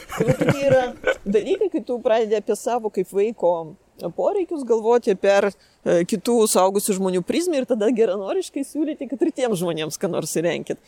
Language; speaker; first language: Lithuanian; non-native, local second language; Russian